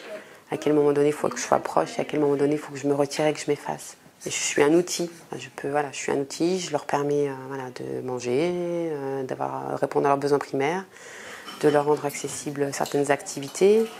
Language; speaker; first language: French; native; French